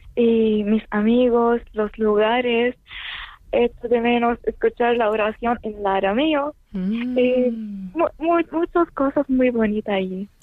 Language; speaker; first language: Spanish; non-native, learner; Arabic